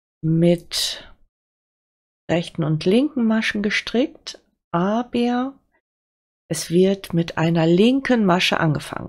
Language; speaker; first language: German; native; German